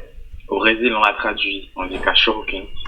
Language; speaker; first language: French; non-native, fluent; Portuguese